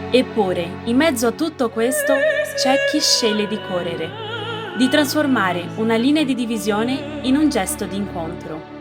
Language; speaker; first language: Italian; native; Italian